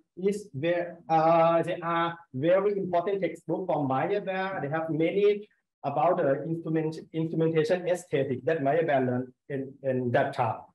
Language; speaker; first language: English; non-native, learner; Thai